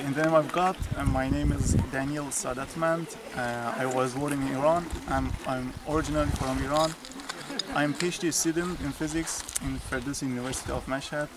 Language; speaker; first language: English; non-native, learner; Persian